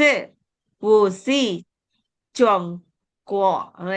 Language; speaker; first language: Chinese; non-native, learner; Indonesian